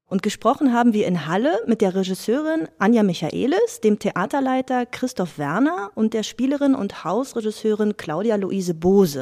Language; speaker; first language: German; native; German